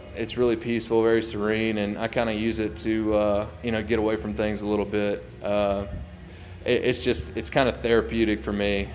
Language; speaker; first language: English; native; English